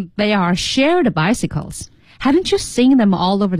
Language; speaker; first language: English; non-native, fluent; Chinese